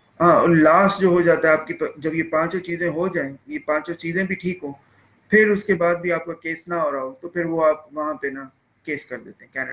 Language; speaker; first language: Urdu; native; Urdu